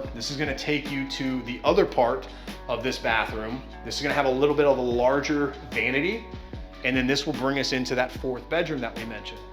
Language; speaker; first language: English; native; English